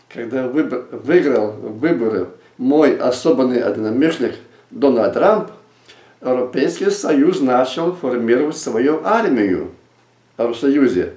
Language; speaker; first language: Russian; non-native, local second language; Lithuanian